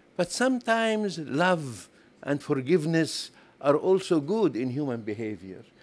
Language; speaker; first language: English; non-native, fluent; Arabic